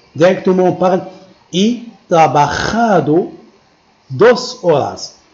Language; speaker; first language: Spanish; non-native, fluent; Arabic